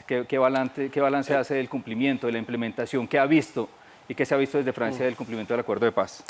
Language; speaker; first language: Spanish; native; Spanish